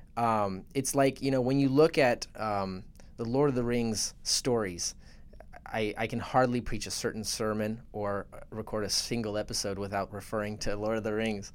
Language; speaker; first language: English; early bilingual, other home language; Russian